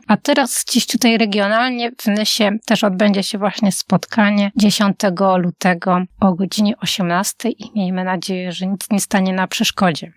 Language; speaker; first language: Polish; native; Polish